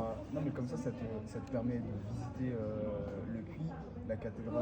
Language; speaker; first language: French; native; French